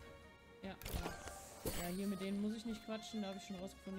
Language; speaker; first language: German; native; German